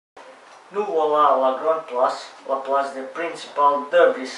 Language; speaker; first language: French; non-native, learner; Croatian